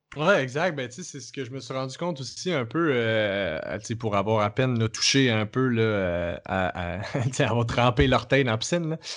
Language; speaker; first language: French; native; French